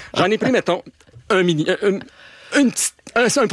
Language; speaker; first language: French; native; French